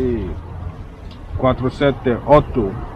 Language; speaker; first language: Italian; non-native, learner; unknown